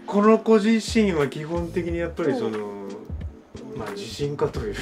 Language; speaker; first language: Japanese; native; Japanese